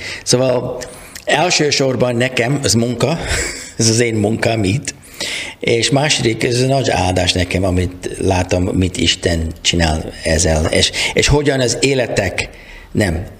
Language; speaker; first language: Hungarian; non-native, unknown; English